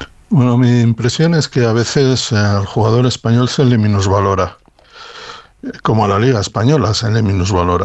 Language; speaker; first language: Spanish; native; Spanish